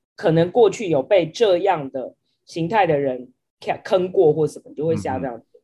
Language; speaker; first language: Chinese; native; Chinese